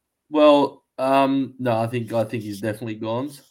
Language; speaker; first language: English; early bilingual, other home language; Greek